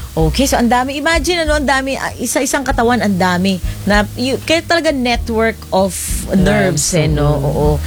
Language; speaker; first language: Filipino; native; Filipino